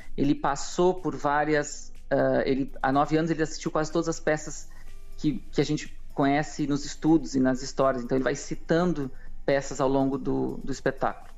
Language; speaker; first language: Portuguese; native; Portuguese